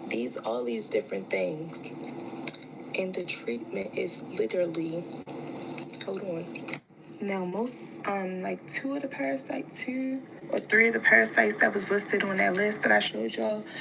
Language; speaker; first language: English; native; English